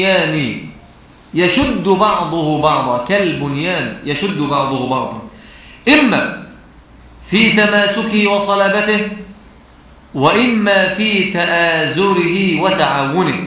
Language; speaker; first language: Arabic; native; Arabic